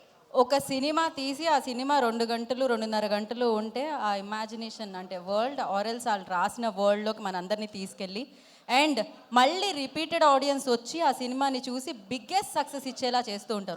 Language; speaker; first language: Telugu; native; Telugu